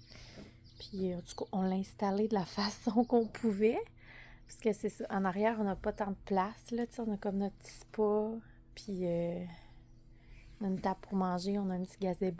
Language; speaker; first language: French; native; French